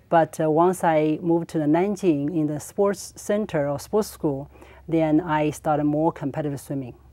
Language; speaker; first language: English; non-native, learner; Chinese